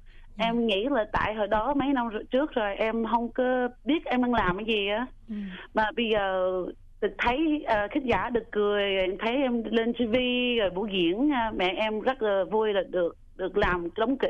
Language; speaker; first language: Vietnamese; early bilingual, heritage; Vietnamese